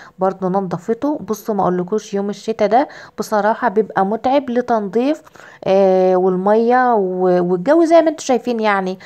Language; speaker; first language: Arabic; native; Arabic